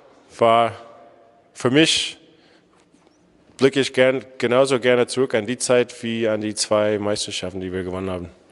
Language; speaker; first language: German; non-native, fluent; English